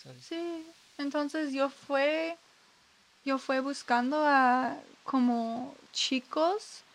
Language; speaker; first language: Spanish; non-native, learner; English